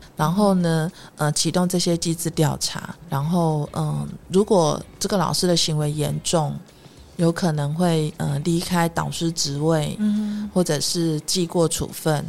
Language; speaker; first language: Chinese; native; Chinese